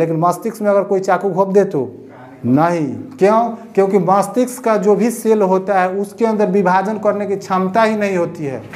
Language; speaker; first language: Hindi; native; Hindi